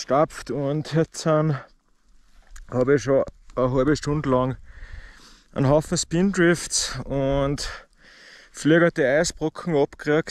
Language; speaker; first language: German; native; German